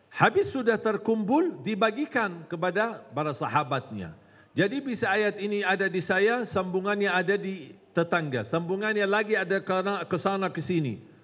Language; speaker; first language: Indonesian; non-native, fluent; Arabic